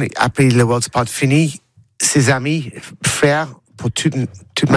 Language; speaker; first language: French; non-native, learner; English